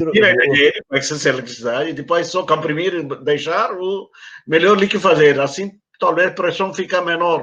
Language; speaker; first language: Portuguese; non-native, fluent; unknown